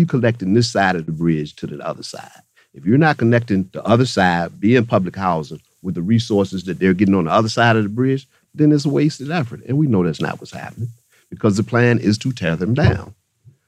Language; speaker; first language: English; native; English